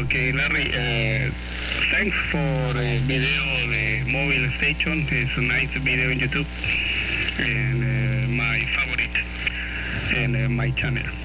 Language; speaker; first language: English; non-native, learner; Spanish